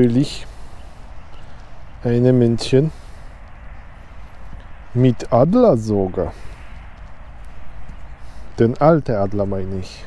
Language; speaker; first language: German; non-native, learner; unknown